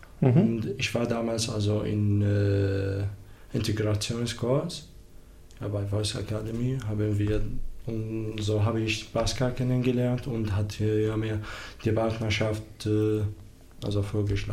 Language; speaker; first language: German; non-native, learner; Arabic